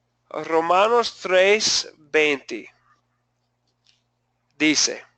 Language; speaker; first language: Spanish; non-native, fluent; English